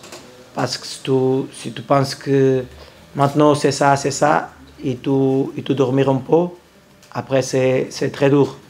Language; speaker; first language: French; non-native, learner; Portuguese